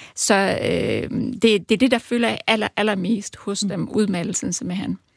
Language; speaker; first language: Danish; early bilingual, other home language; Persian